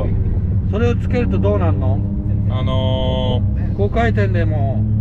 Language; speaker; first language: Japanese; native; Japanese